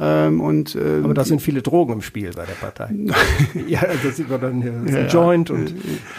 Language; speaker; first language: German; native; German